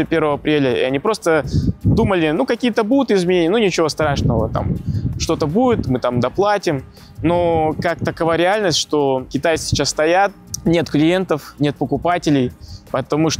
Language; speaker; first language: Russian; native; Russian